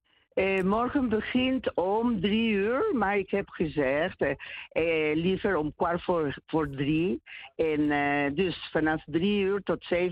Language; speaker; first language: Dutch; non-native, learner; Spanish